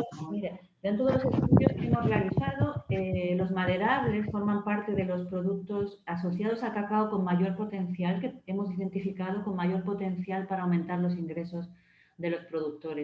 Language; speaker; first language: Spanish; native; Spanish